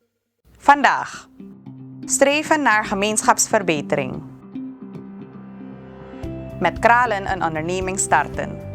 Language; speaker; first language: Dutch; native; Dutch